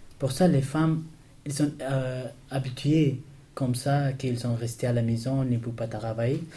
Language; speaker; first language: French; non-native, learner; Persian